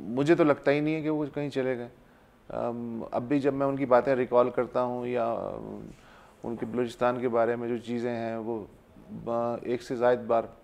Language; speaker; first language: Urdu; native; Urdu